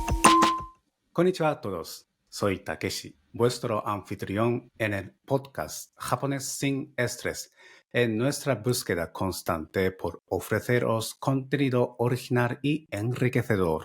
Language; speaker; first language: Spanish; non-native, fluent; Japanese